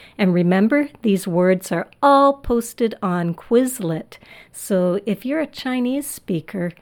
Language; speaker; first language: English; native; English